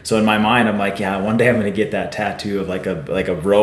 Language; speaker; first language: English; native; English